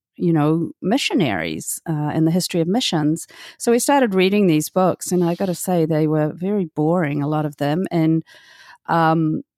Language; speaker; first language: English; native; English